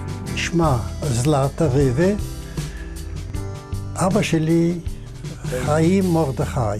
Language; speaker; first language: Hebrew; non-native, fluent; Yiddish